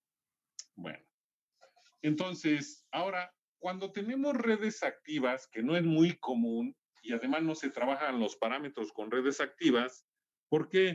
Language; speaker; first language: Spanish; native; Spanish